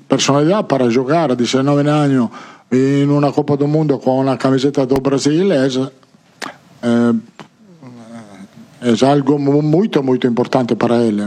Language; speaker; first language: Portuguese; non-native, fluent; Italian